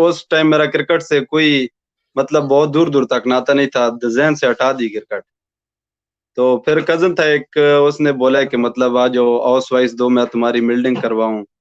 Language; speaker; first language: Urdu; non-native, local second language; Pashto